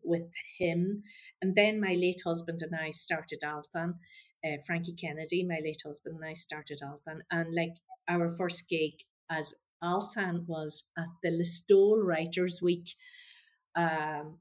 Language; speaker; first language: English; native; English